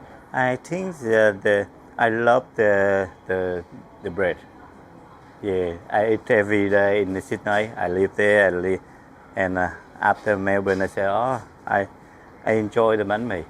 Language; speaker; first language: English; non-native, learner; Vietnamese